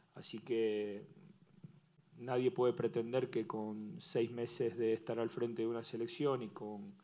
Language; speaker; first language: Spanish; native; Spanish